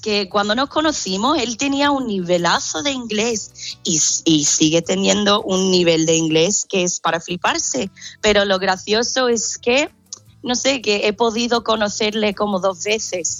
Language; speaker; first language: Spanish; non-native, fluent; English